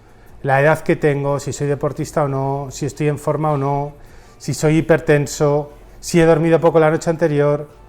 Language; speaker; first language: Spanish; native; Spanish